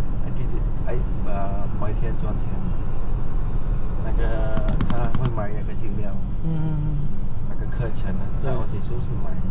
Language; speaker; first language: Chinese; non-native, learner; Vietnamese